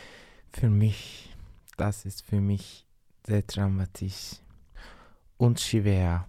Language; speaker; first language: German; non-native, learner; Turkish